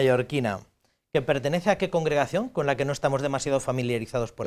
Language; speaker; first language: Spanish; native; Spanish